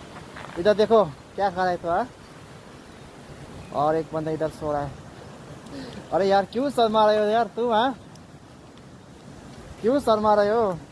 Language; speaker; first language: Hindi; non-native, fluent; Nepali